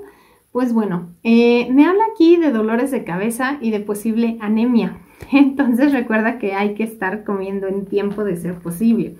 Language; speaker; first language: Spanish; native; Spanish